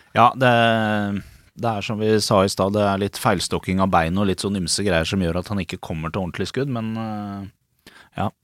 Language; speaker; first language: Norwegian; native; Norwegian